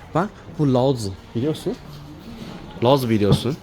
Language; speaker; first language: Turkish; non-native, learner; Chinese